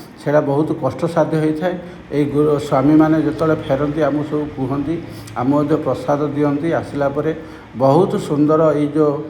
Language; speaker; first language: Odia; native; Odia